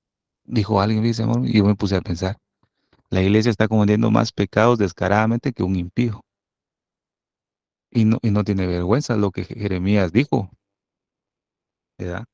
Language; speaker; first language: Spanish; native; Spanish